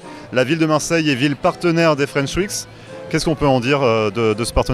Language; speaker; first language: French; native; French